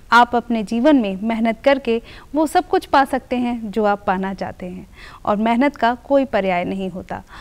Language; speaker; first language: Hindi; native; Hindi